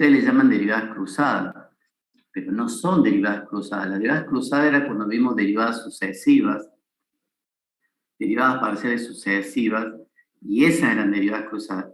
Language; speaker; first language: Spanish; native; Spanish